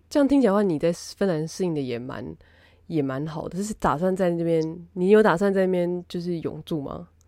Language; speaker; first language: Chinese; native; Chinese